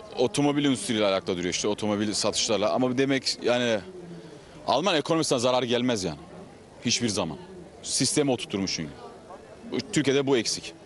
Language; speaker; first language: Turkish; early bilingual, heritage; Turkish